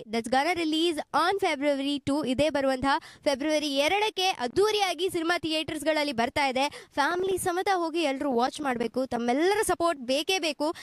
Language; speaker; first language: Kannada; native; Kannada